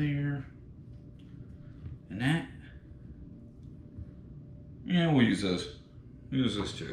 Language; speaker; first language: English; native; English